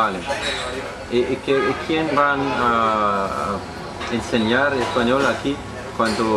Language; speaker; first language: Spanish; non-native, learner; Danish